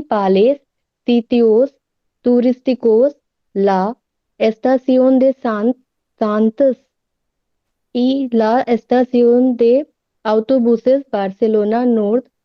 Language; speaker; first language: Spanish; non-native, learner; Hindi